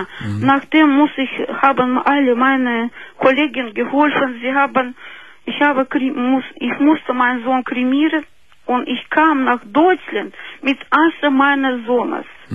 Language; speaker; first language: German; non-native, fluent; Russian